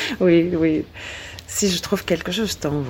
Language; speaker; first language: French; non-native, learner; Arabic